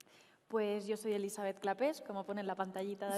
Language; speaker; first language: Spanish; native; Spanish